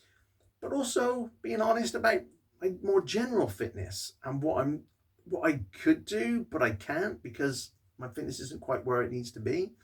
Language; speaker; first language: English; native; English